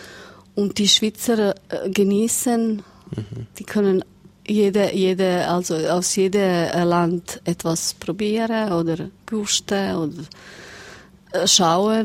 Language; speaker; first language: German; non-native, learner; Serbian